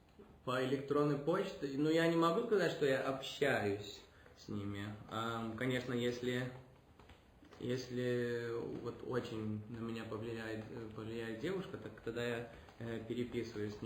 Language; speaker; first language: Russian; early bilingual, heritage; Russian